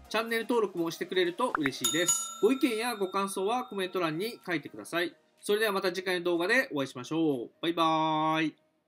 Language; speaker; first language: Japanese; native; Japanese